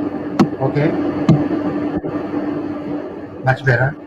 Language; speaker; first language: English; non-native, learner; Japanese